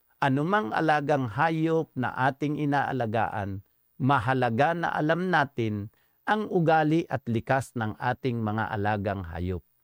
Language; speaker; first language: Filipino; native; Filipino